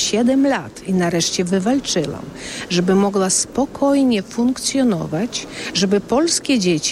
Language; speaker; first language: Polish; early bilingual, heritage; Polish